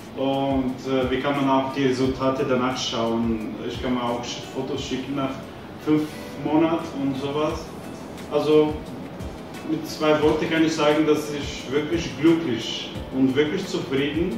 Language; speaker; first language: German; non-native, learner; Bulgarian